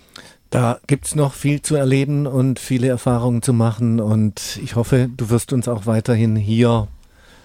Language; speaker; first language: German; native; German